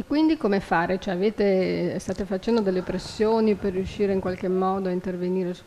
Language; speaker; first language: Italian; native; Italian